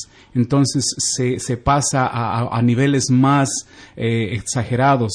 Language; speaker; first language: Spanish; native; Spanish